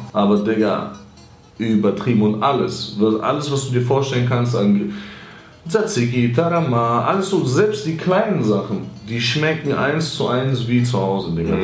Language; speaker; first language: German; early bilingual, other home language; Greek